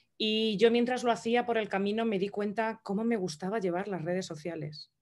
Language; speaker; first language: Spanish; native; Spanish